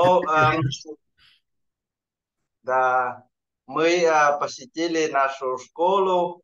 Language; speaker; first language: Russian; non-native, fluent; Vietnamese